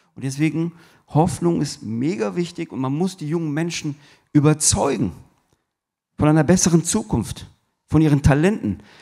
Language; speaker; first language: German; early bilingual, other home language; Turkish